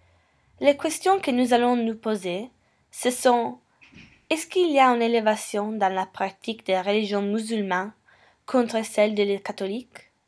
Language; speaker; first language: French; non-native, learner; English